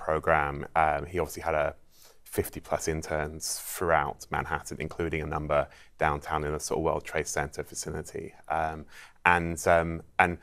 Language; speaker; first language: English; native; English